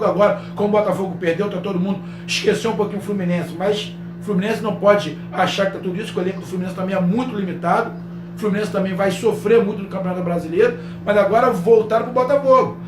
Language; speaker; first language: Portuguese; native; Portuguese